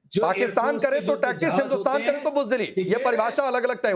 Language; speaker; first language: Hindi; native; Hindi